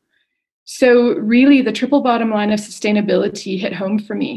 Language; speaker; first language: English; native; English